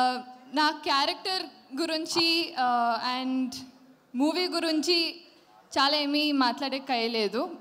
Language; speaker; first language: Telugu; non-native, local second language; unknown